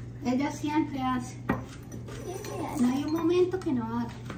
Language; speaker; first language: Spanish; native; Spanish